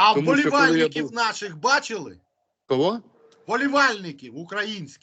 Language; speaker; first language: Ukrainian; native; Ukrainian